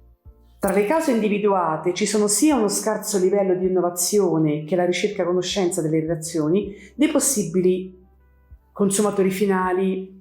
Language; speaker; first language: Italian; native; Italian